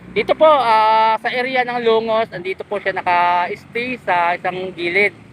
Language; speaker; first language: Filipino; native; Filipino